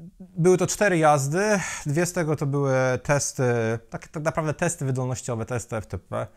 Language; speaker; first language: Polish; native; Polish